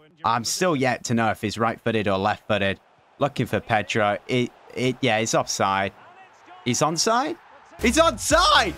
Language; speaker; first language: English; native; English